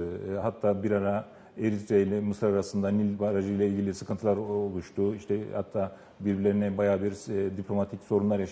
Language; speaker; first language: Turkish; native; Turkish